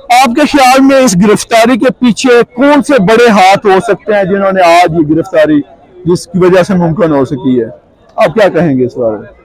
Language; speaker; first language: Urdu; native; Urdu